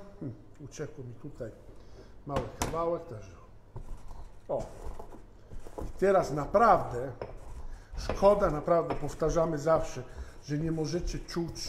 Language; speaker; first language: Polish; non-native, fluent; Italian